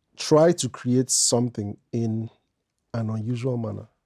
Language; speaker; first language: English; non-native, local second language; Igbo